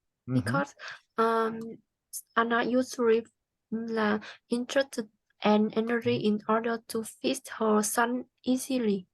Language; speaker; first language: English; non-native, learner; Vietnamese